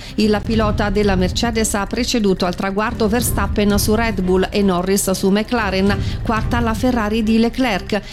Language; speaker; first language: Italian; native; Italian